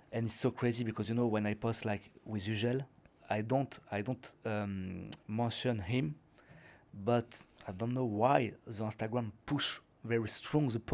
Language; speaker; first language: English; non-native, learner; French